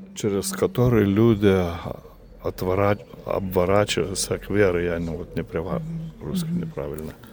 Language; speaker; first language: Russian; non-native, fluent; Lithuanian